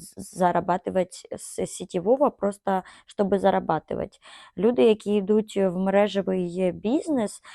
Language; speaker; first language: Ukrainian; non-native, local second language; Russian